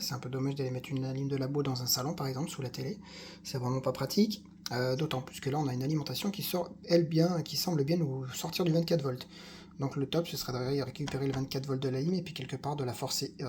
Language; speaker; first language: French; native; French